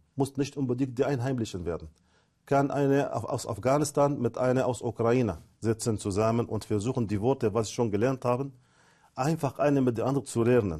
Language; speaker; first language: German; non-native, fluent; Arabic